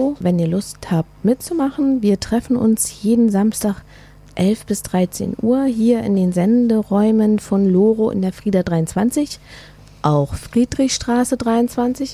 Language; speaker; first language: German; native; German